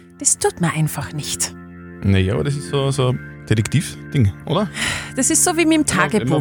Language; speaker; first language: German; native; German